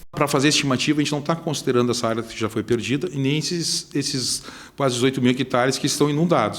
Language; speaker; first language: Portuguese; native; Portuguese